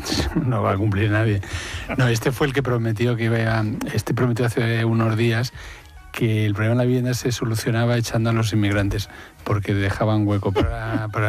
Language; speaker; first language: Spanish; native; Spanish